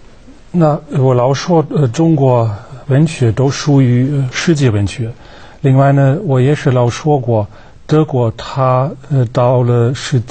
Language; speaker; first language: Chinese; non-native, fluent; German